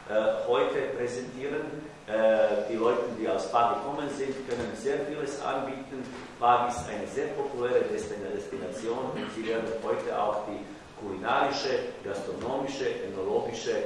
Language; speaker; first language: German; non-native, fluent; Croatian